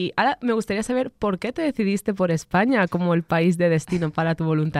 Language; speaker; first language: Spanish; native; Spanish